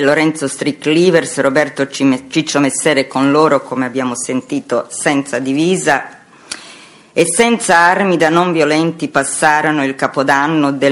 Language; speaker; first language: Italian; non-native, fluent; Croatian